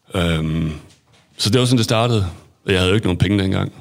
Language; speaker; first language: Danish; native; Danish